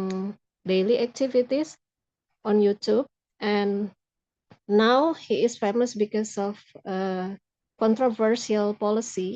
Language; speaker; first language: English; non-native, local second language; Indonesian